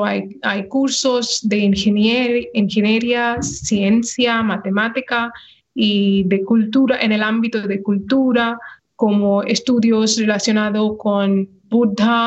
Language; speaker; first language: Spanish; non-native, fluent; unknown